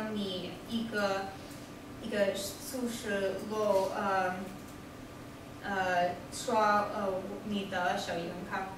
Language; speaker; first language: Chinese; non-native, learner; English